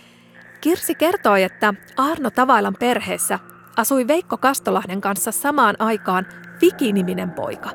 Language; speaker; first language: Finnish; native; Finnish